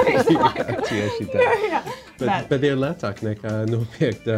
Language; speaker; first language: Latvian; non-native, fluent; English